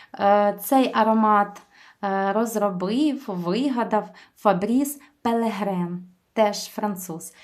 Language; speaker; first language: Ukrainian; native; Ukrainian